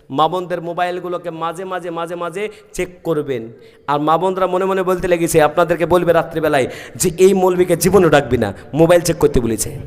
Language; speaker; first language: Bangla; native; Bangla